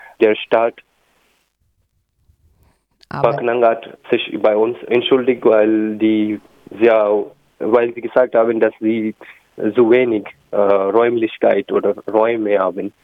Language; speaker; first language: German; non-native, learner; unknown